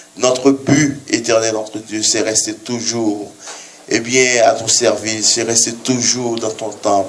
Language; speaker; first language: French; non-native, local second language; Haitian Creole